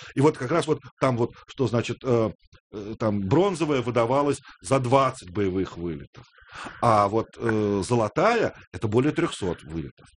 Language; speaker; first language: Russian; native; Russian